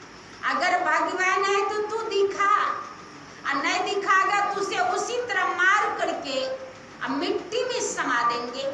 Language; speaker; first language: Hindi; native; Hindi